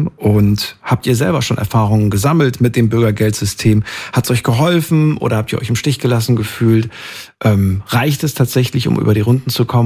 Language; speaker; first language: German; native; German